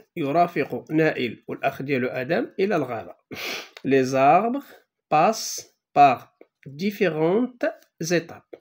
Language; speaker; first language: French; non-native, local second language; Arabic